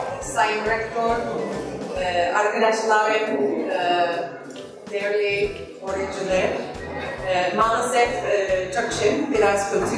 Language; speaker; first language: Turkish; non-native, learner; English